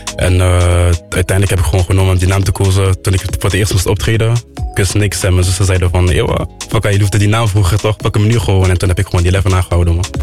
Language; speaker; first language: Dutch; non-native, local second language; French